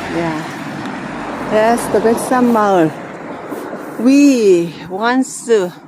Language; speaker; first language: English; non-native, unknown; Korean